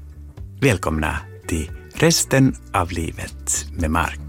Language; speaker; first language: Swedish; native; Swedish